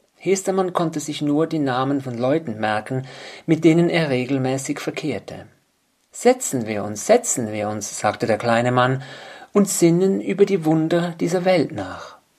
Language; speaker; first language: German; native; German